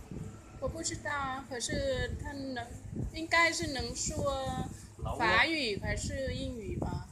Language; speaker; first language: Chinese; non-native, learner; Vietnamese